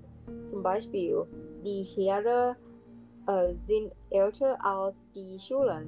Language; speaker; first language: German; non-native, learner; Thai